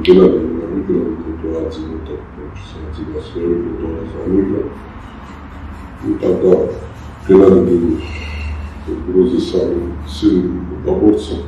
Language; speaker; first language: Russian; non-native, fluent; Georgian